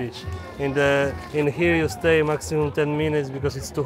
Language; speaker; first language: English; non-native, learner; Polish